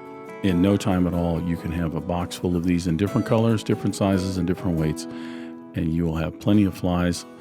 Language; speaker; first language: English; native; English